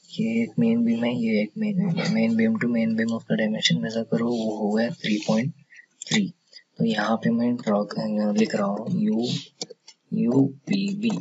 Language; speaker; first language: Hindi; native; Hindi